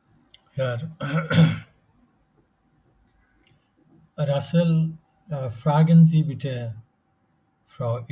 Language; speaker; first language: German; non-native, fluent; Bangla